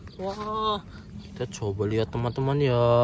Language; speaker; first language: Indonesian; native; Indonesian